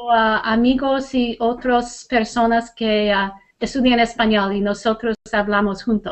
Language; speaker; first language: Spanish; non-native, learner; English